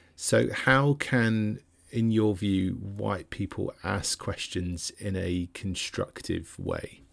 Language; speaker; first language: English; native; English